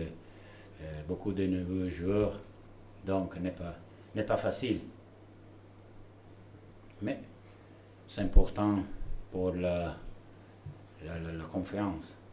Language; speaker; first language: French; non-native, learner; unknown